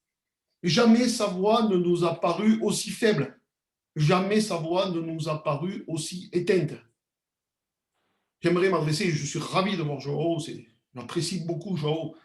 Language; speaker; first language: French; native; French